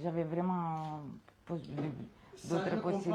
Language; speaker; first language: French; non-native, fluent; Romanian